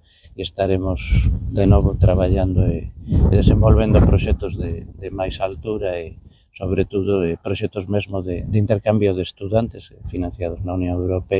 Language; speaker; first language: Galician; native; Galician